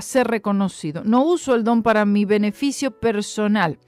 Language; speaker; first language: Spanish; native; Spanish